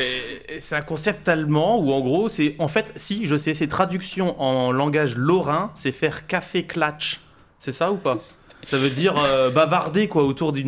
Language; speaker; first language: French; native; French